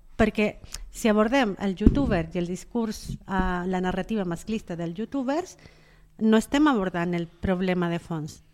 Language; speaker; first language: Catalan; non-native, local second language; Spanish